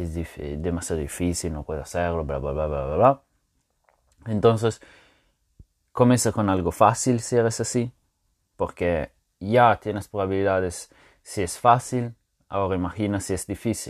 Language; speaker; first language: Spanish; non-native, fluent; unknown